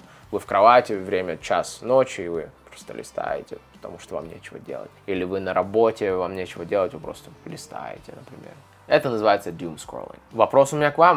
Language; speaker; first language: Russian; native; Russian